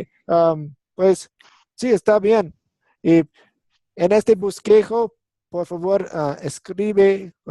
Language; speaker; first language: Spanish; non-native, fluent; English